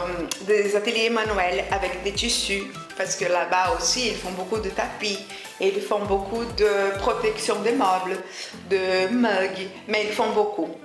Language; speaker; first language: French; non-native, fluent; Portuguese